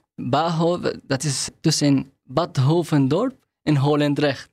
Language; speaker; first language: Dutch; non-native, learner; Arabic